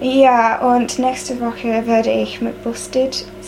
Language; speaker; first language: German; non-native, learner; English